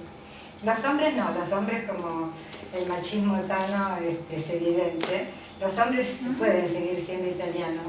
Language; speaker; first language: Spanish; early bilingual, other home language; Italian